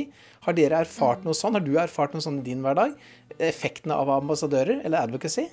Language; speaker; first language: Norwegian; native; Norwegian